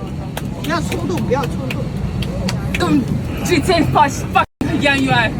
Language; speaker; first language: Chinese; non-native, learner; Russian